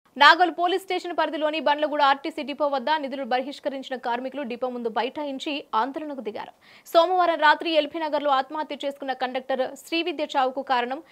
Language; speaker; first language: Telugu; native; Telugu